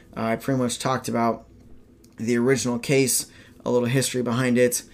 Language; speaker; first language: English; native; English